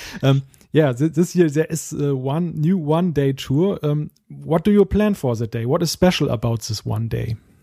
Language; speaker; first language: English; non-native, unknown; German